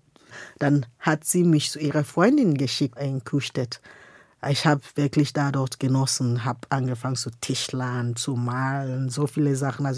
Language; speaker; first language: German; non-native, fluent; Igbo